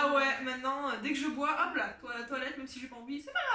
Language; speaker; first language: French; native; French